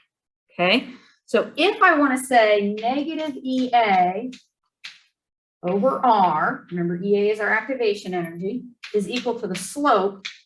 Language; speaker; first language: English; native; English